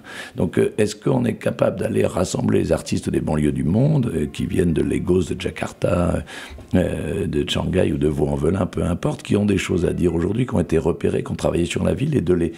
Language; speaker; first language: French; native; French